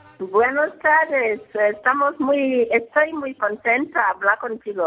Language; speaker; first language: Spanish; non-native, learner; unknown